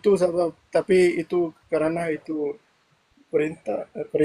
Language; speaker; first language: Indonesian; non-native, learner; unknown